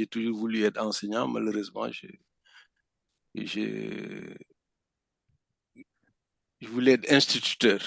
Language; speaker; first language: French; non-native, local second language; Fula